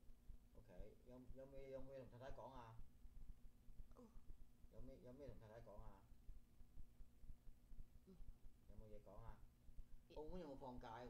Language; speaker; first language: Cantonese; native; Cantonese